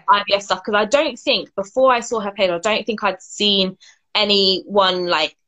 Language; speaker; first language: English; native; English